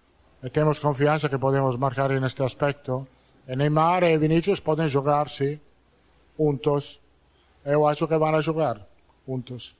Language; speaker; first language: Portuguese; non-native, fluent; Italian